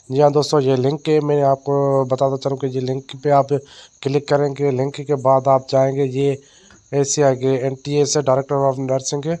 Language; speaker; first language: Urdu; non-native, local second language; Sindhi